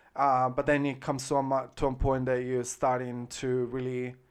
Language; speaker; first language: English; non-native, fluent; Italian